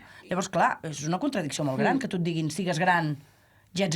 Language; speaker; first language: Catalan; native; Catalan